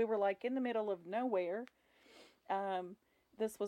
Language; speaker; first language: English; non-native, fluent; Russian